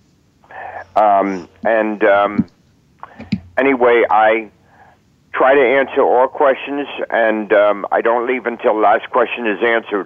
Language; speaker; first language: English; native; English